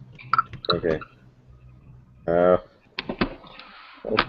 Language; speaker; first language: English; non-native, learner; Russian